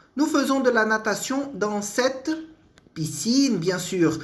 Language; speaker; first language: French; non-native, fluent; Portuguese